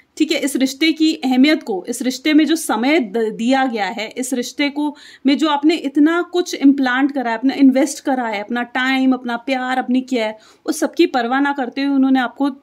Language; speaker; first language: Hindi; native; Hindi